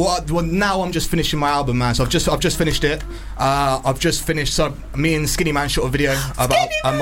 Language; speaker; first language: English; native; English